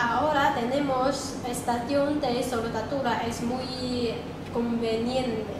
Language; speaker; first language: Spanish; non-native, learner; Chinese